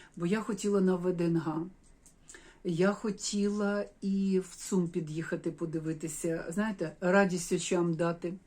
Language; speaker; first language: Ukrainian; non-native, local second language; Russian